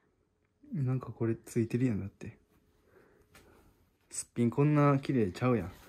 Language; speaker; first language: Japanese; native; Japanese